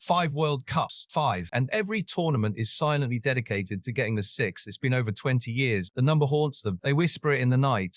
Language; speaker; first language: English; native; English